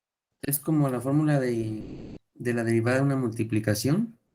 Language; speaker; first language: Spanish; native; Spanish